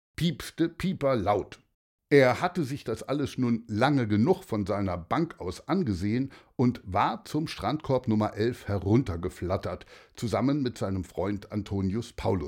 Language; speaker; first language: German; native; German